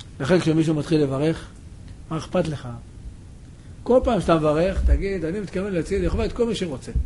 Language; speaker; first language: Hebrew; native; Hebrew